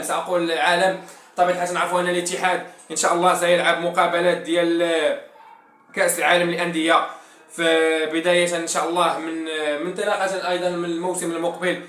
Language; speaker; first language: Arabic; native; Arabic